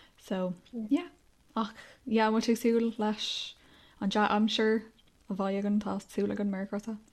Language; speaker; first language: Irish; non-native, local second language; English